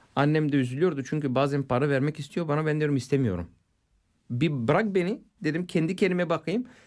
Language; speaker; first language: Turkish; non-native, fluent; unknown